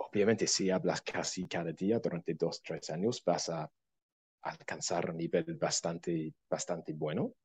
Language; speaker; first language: Spanish; non-native, fluent; English